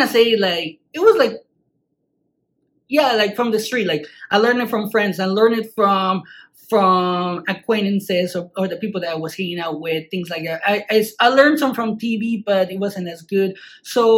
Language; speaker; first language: English; non-native, fluent; Spanish